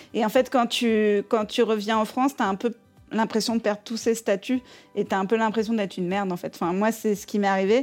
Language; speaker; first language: French; native; French